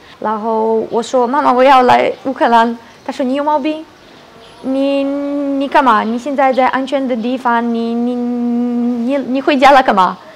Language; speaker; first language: Chinese; non-native, learner; Ukrainian